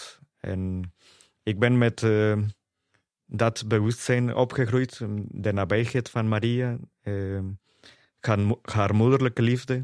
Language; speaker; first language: Dutch; non-native, fluent; Spanish